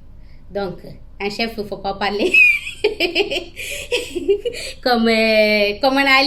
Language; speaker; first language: French; non-native, learner; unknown